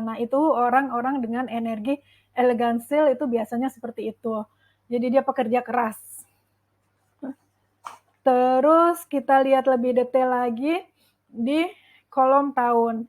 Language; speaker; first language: Indonesian; native; Indonesian